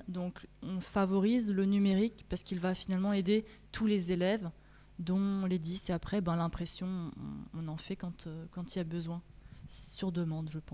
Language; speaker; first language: French; native; French